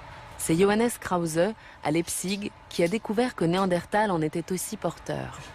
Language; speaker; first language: French; native; French